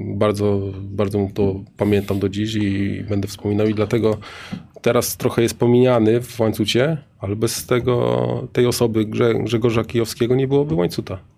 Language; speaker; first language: Polish; native; Polish